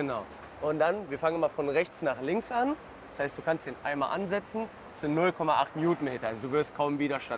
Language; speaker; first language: German; native; German